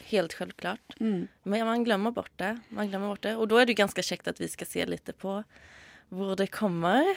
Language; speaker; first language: Norwegian; non-native, fluent; Swedish